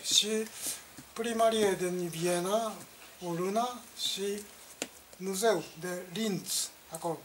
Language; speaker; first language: Romanian; non-native, learner; Japanese